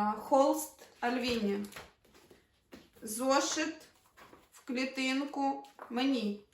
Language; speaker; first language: Ukrainian; native; Ukrainian